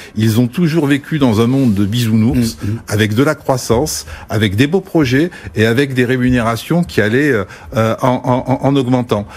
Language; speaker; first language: French; early bilingual, other home language; Arabic